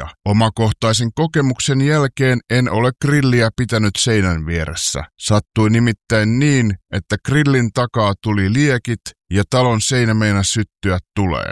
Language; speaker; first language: Finnish; native; Finnish